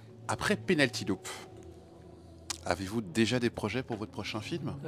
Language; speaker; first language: French; native; French